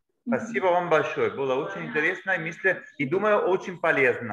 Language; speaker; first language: Russian; non-native, learner; Bulgarian